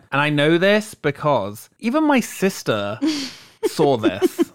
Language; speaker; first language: English; native; English